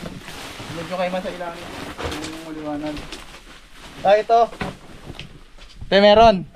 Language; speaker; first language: Filipino; native; Filipino